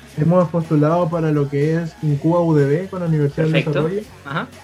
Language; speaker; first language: Spanish; native; Spanish